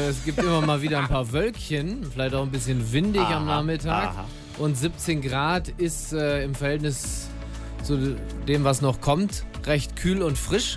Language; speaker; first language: German; native; German